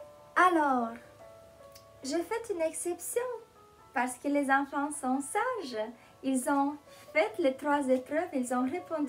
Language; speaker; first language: French; non-native, fluent; Romanian